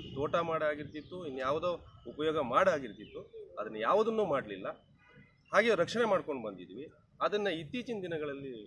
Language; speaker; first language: Kannada; native; Kannada